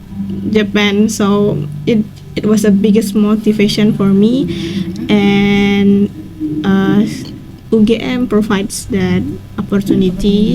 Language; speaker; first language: English; non-native, learner; Indonesian